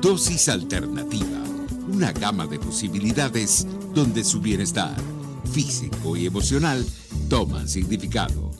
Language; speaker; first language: Spanish; native; Spanish